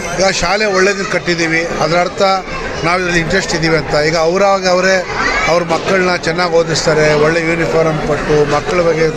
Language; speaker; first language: Kannada; non-native, local second language; Urdu